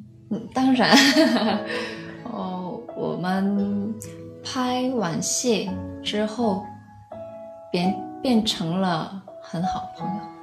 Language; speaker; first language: Chinese; non-native, learner; Korean